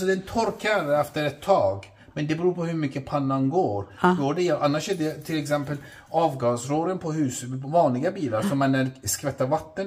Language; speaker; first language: Swedish; non-native, fluent; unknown